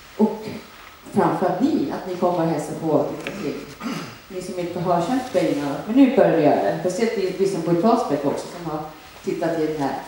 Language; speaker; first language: Swedish; early bilingual, other home language; Finnish